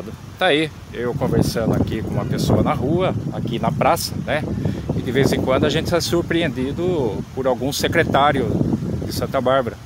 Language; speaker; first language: Portuguese; native; Portuguese